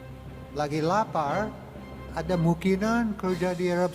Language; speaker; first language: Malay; non-native, fluent; English